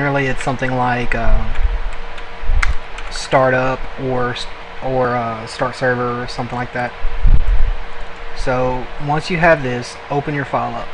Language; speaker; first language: English; native; English